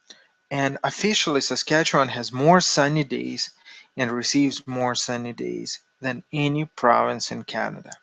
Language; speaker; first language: English; non-native, fluent; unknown